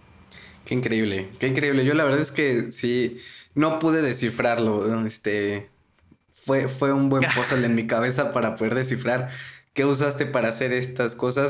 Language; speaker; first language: Spanish; native; Spanish